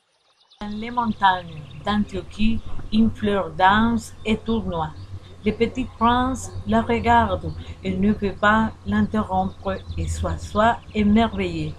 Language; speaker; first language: French; non-native, learner; Spanish